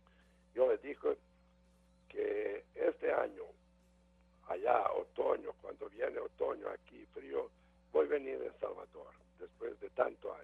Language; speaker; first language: Spanish; non-native, learner; Serbian